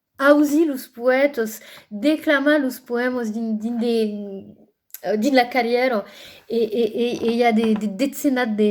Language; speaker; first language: Occitan; non-native, local second language; French